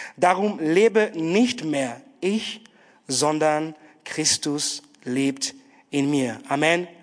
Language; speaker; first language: German; non-native, fluent; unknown